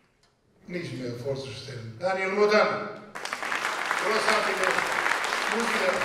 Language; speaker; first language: German; non-native, fluent; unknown